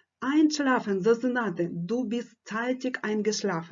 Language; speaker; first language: German; non-native, fluent; Ukrainian